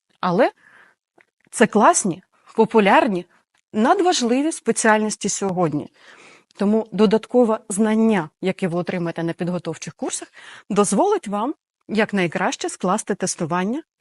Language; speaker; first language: Ukrainian; native; Ukrainian